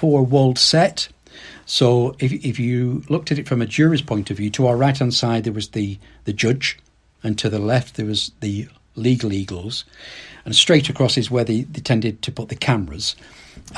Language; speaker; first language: English; native; English